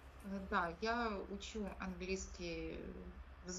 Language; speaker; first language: Russian; non-native, local second language; Ukrainian